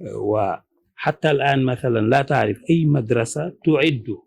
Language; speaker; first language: Arabic; non-native, fluent; Wolof